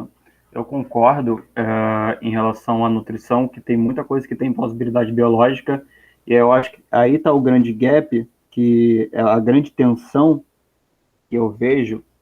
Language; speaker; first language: Portuguese; native; Portuguese